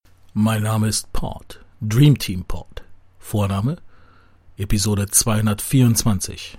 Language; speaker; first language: German; native; German